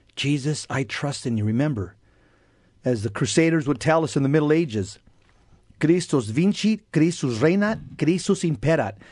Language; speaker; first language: English; early bilingual, other home language; Spanish